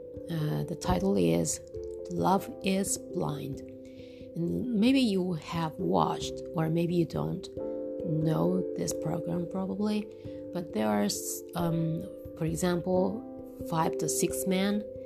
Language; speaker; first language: English; non-native, learner; Japanese